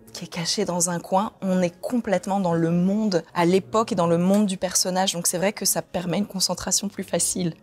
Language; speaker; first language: French; native; French